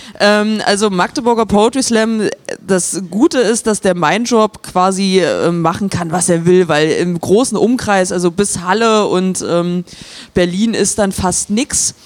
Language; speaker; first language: German; native; German